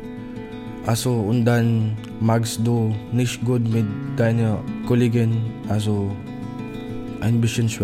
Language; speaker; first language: German; non-native, learner; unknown